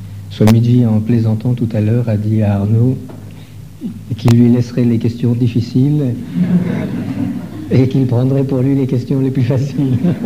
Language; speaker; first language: French; native; French